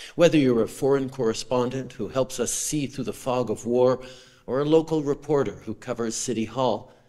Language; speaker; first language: English; early bilingual, other home language; French